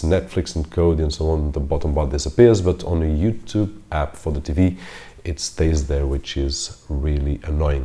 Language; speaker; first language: English; non-native, fluent; Portuguese